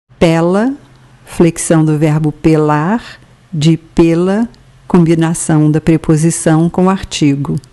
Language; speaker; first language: Portuguese; native; Portuguese